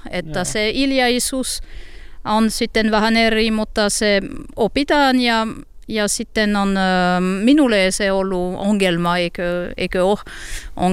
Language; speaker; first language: Finnish; non-native, learner; French